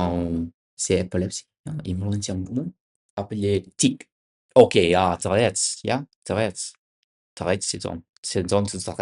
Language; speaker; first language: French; non-native, learner; English